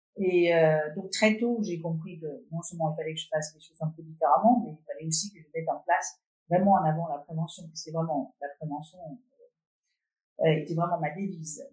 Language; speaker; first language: French; non-native, fluent; Danish